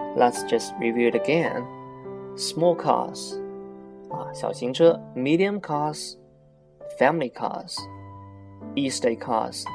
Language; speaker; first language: English; non-native, fluent; Chinese